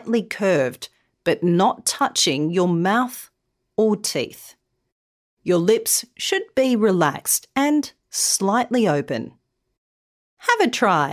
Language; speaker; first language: English; native; English